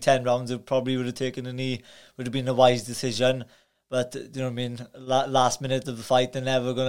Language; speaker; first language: English; native; English